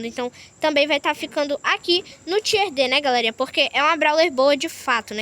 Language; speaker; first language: Portuguese; native; Portuguese